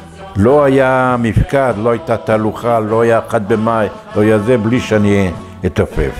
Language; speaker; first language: Hebrew; early bilingual, other home language; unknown